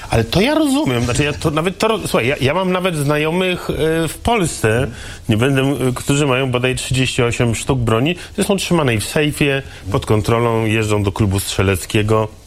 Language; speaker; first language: Polish; native; Polish